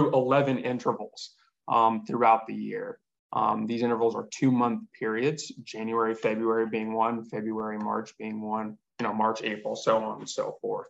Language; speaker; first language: English; native; English